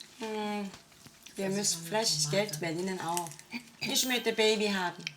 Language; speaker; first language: German; non-native, learner; Korean